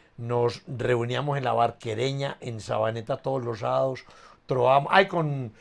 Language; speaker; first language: Spanish; native; Spanish